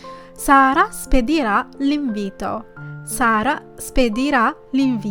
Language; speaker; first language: Italian; non-native, fluent; Sinhala